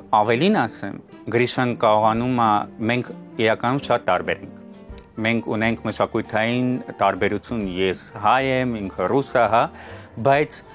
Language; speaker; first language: Armenian; native; Armenian